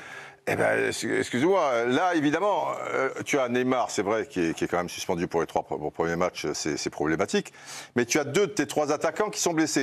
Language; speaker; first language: French; native; French